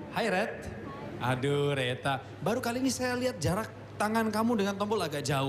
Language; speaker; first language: Indonesian; native; Indonesian